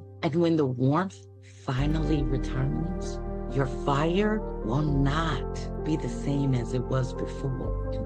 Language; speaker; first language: English; native; English